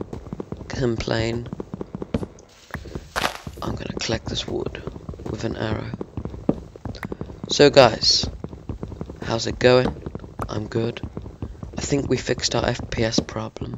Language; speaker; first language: English; native; English